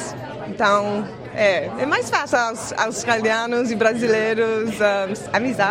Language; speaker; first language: Portuguese; non-native, fluent; English